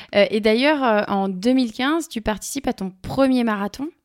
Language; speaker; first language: French; native; French